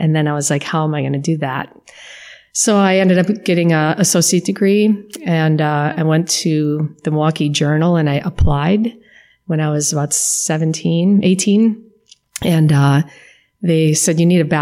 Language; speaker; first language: English; native; English